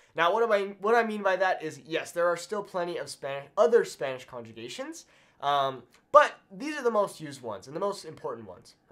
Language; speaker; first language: English; native; English